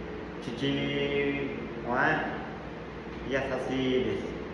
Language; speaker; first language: Japanese; non-native, learner; Vietnamese